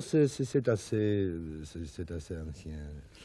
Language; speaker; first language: French; non-native, learner; Russian